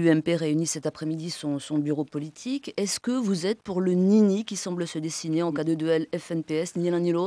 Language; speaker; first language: French; native; French